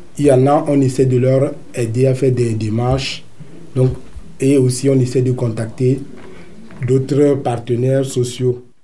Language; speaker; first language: French; native; French